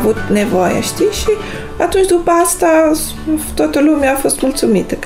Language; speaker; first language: Romanian; non-native, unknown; Dutch